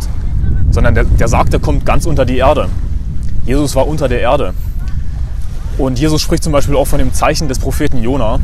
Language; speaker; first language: German; native; German